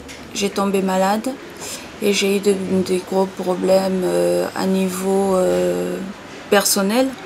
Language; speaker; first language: French; non-native, fluent; Portuguese